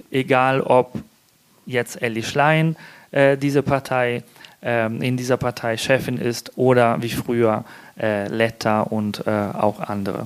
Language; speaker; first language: German; non-native, fluent; Italian